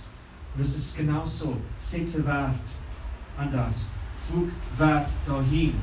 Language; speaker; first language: German; non-native, fluent; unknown